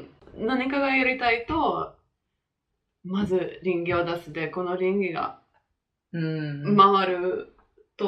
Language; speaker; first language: Japanese; non-native, fluent; French